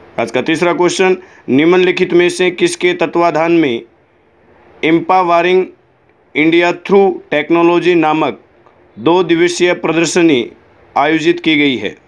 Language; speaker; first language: Hindi; native; Hindi